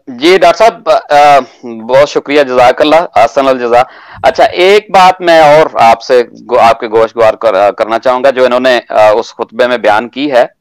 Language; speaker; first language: Urdu; non-native, local second language; Punjabi